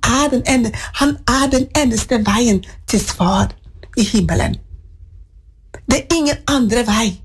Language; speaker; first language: Norwegian; non-native, fluent; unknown